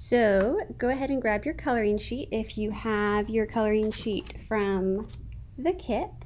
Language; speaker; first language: English; native; English